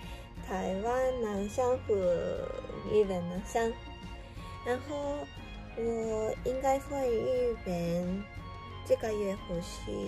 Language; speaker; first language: Chinese; non-native, learner; Japanese